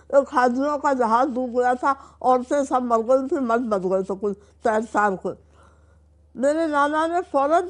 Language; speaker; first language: Urdu; native; Urdu